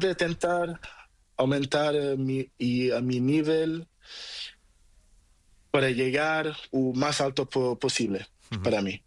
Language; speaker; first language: Spanish; non-native, learner; Portuguese